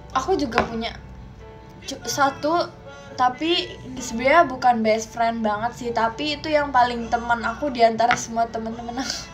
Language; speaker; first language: Indonesian; native; Indonesian